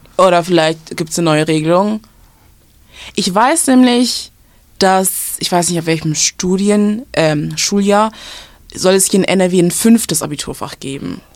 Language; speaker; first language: German; native; German